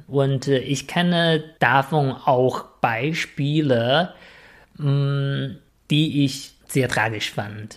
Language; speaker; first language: German; non-native, fluent; Chinese